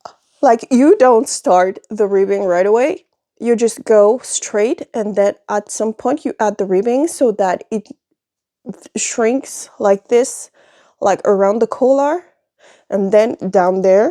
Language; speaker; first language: English; non-native, fluent; French